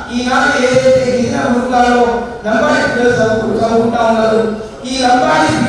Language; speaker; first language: Telugu; non-native, local second language; Lambadi